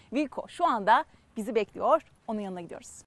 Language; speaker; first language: Turkish; native; Turkish